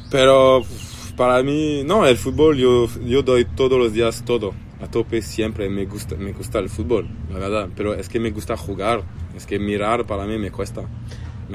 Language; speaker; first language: Spanish; non-native, learner; French